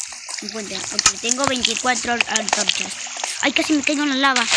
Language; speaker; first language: Spanish; native; Spanish